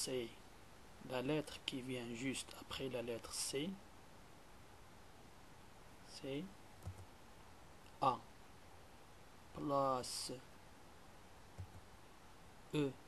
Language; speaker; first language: French; non-native, local second language; Arabic